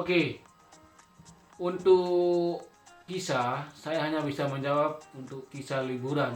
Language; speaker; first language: Indonesian; non-native, local second language; Sasak